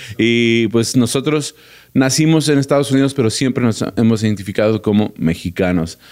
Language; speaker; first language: Spanish; early bilingual, heritage; Spanish